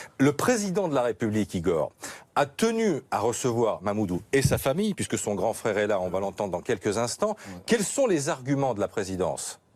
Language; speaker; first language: French; native; French